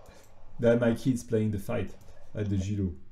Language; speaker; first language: English; non-native, fluent; French